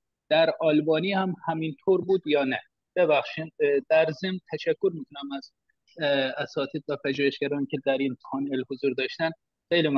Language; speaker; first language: Persian; non-native, fluent; Turkish